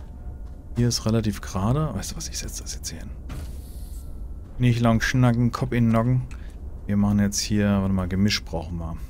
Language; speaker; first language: German; native; German